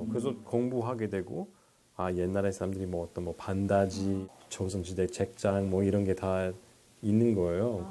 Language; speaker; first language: Korean; non-native, fluent; English